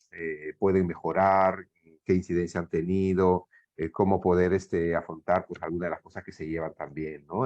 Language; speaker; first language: Spanish; native; Spanish